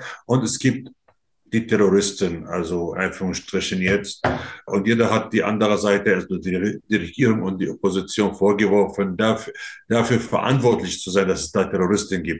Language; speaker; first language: German; non-native, fluent; Arabic